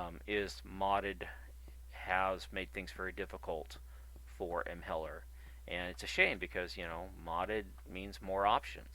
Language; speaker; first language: English; native; English